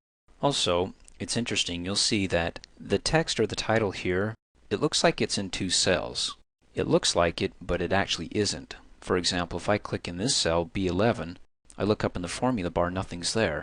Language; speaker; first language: English; native; English